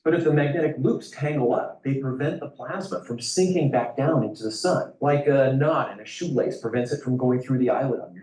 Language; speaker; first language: English; native; English